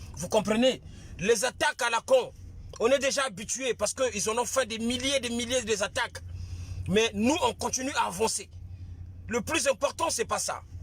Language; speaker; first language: French; non-native, local second language; Lingala